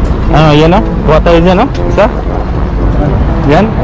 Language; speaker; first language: Filipino; non-native, local second language; Cebuano